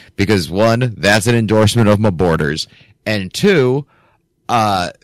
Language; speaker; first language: English; native; English